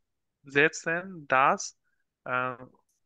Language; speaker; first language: German; non-native, learner; Bangla